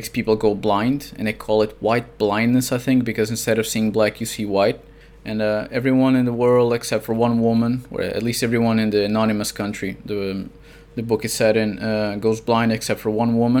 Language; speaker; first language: English; non-native, fluent; Portuguese